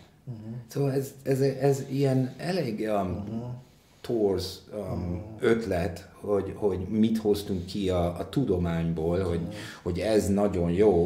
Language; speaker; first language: Hungarian; non-native, fluent; English